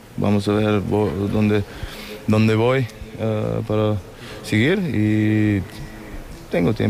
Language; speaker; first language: Spanish; non-native, learner; German